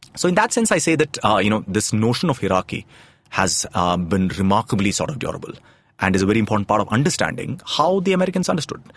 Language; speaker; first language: English; non-native, local second language; Tamil